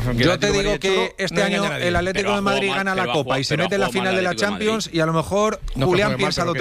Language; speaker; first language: Spanish; native; Spanish